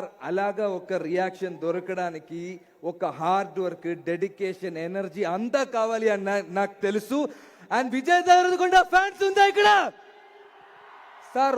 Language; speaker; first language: Telugu; non-native, learner; Malayalam